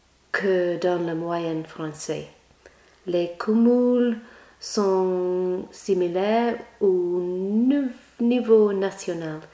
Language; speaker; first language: French; non-native, learner; English